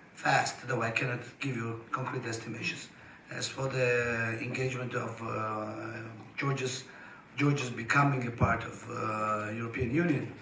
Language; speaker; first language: English; non-native, fluent; Georgian